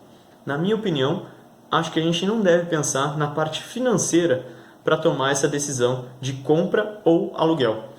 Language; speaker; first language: Portuguese; native; Portuguese